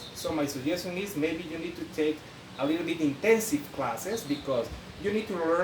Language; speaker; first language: English; non-native, fluent; Spanish